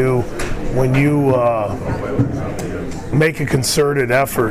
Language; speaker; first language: English; native; English